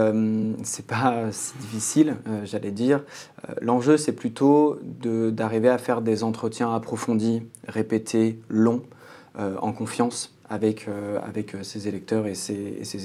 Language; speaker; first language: French; native; French